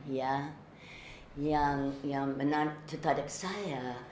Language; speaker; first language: Indonesian; non-native, fluent; English